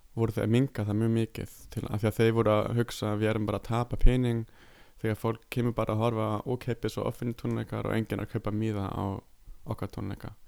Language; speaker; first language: Icelandic; non-native, fluent; German